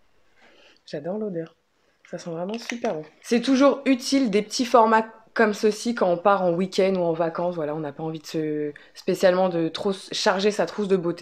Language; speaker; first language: French; native; French